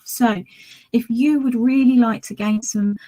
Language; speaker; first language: English; native; English